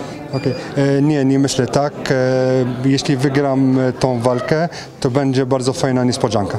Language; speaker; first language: Polish; non-native, fluent; French